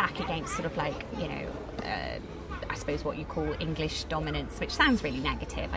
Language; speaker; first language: English; native; English